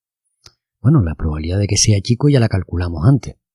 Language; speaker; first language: Spanish; native; Spanish